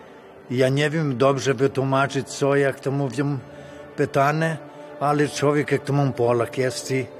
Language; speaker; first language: Polish; early bilingual, heritage; Portuguese